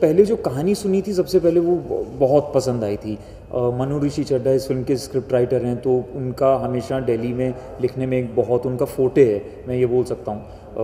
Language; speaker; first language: Hindi; native; Hindi